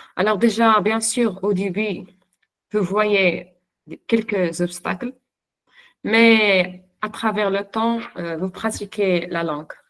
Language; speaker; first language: French; non-native, local second language; Arabic